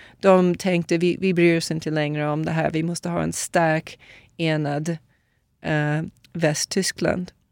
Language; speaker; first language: Swedish; non-native, fluent; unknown